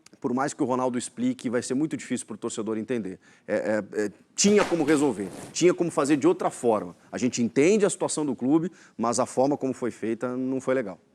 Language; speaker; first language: Portuguese; native; Portuguese